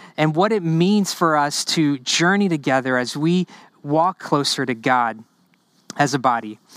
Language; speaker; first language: English; early bilingual, other home language; Spanish